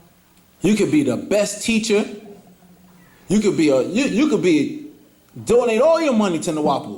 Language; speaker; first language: English; native; English